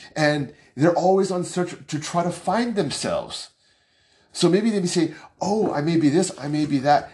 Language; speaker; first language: English; early bilingual, other home language; Chinese